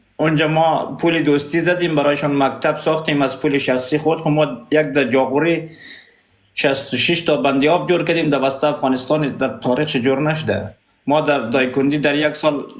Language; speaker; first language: Persian; non-native, local second language; Pashto